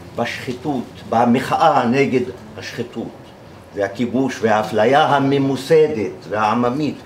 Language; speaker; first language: Hebrew; native; Hebrew